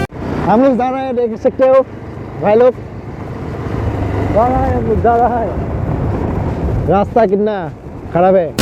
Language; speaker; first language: Hindi; non-native, local second language; Assamese